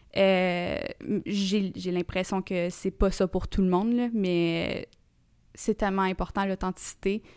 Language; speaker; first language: French; native; French